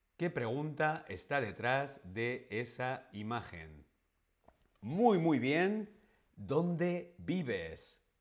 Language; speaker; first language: Spanish; native; Spanish